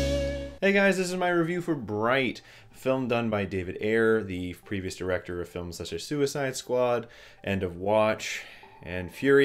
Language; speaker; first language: English; native; English